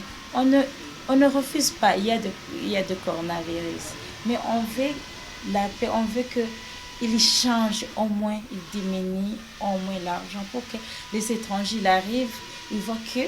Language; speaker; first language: French; non-native, local second language; Rundi